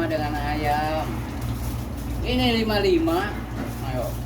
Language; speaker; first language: Indonesian; non-native, local second language; Sundanese